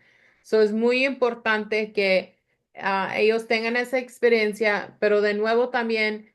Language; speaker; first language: Spanish; early bilingual, other home language; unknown